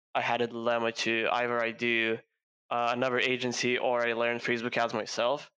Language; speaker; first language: English; non-native, fluent; Lithuanian